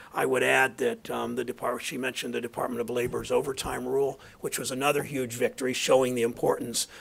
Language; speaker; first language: English; native; English